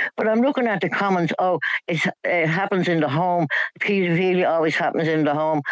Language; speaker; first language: English; native; English